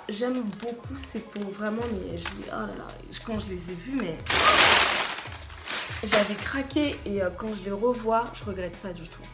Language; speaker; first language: French; native; French